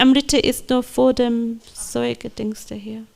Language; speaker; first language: German; non-native, fluent; English